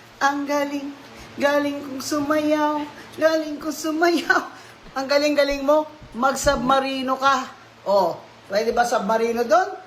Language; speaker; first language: Filipino; non-native, local second language; Hiligaynon